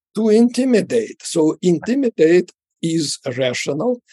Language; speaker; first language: English; non-native, fluent; Russian